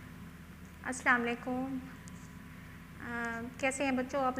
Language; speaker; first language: Hindi; non-native, local second language; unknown